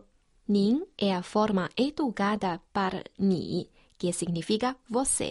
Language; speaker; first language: Portuguese; non-native, fluent; Chinese